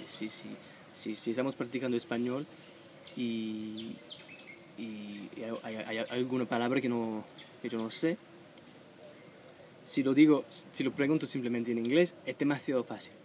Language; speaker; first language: Spanish; non-native, fluent; English